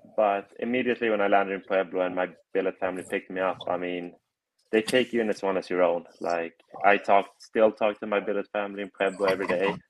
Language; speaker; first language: English; non-native, fluent; Swedish